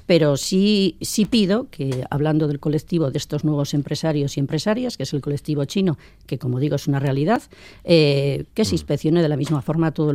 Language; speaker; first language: Spanish; native; Spanish